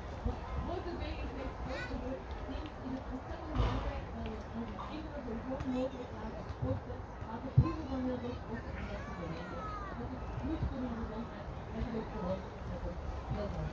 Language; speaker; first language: Dutch; non-native, learner; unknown